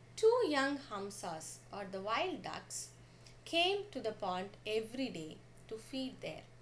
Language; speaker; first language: English; non-native, local second language; Tamil